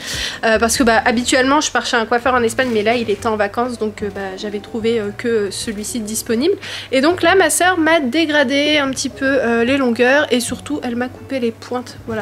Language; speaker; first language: French; native; French